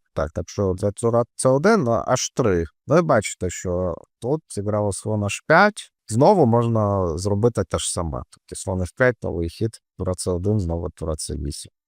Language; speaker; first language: Ukrainian; non-native, local second language; Russian